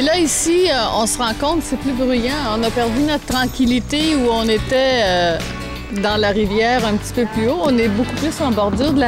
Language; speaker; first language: French; native; French